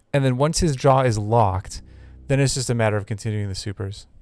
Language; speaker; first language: English; native; English